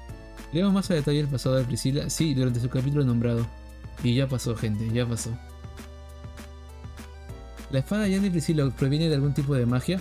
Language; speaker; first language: Spanish; native; Spanish